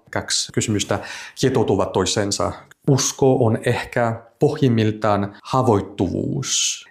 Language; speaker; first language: Finnish; non-native, fluent; French